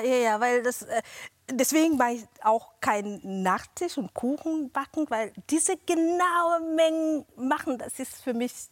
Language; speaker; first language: German; non-native, fluent; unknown